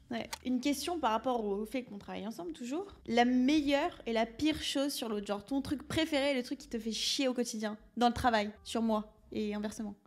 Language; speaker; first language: French; native; French